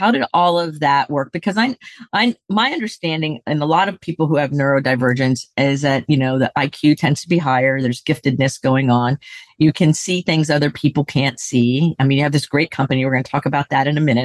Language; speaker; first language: English; native; English